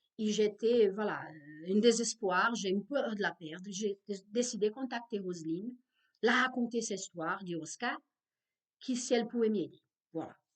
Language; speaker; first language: French; non-native, fluent; Portuguese